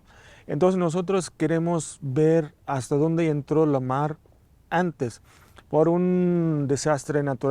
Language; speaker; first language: Spanish; non-native, fluent; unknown